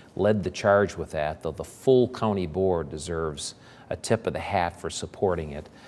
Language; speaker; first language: English; native; English